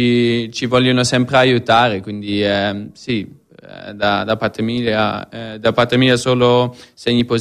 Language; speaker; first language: Italian; non-native, fluent; Dutch